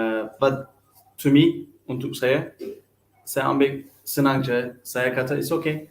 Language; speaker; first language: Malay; non-native, learner; Turkish